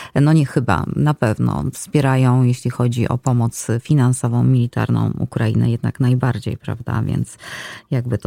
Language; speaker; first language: Polish; native; Polish